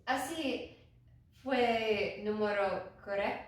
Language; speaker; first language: Spanish; non-native, learner; English